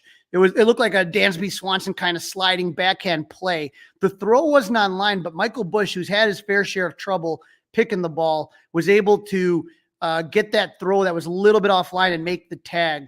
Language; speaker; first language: English; native; English